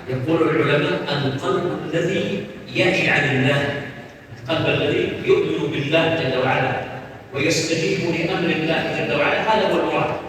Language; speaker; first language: Arabic; native; Arabic